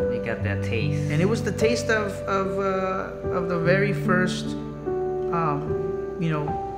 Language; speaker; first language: English; native; English